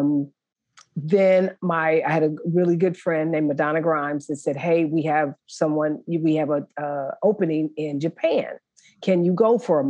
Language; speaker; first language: English; native; English